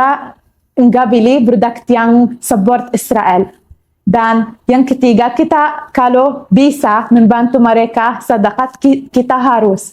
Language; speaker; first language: Indonesian; non-native, learner; Arabic